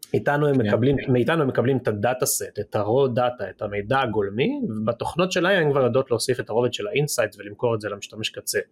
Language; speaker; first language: Hebrew; native; Hebrew